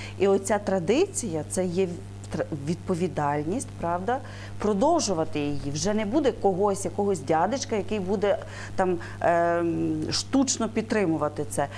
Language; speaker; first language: Ukrainian; native; Ukrainian